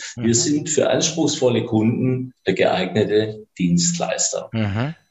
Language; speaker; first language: German; native; German